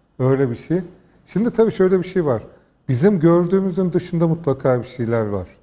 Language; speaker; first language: Turkish; native; Turkish